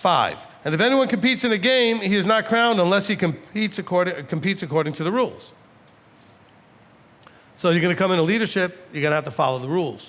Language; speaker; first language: English; native; English